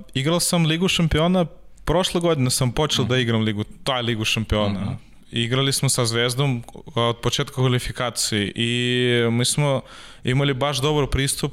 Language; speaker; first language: Serbian; non-native, learner; Russian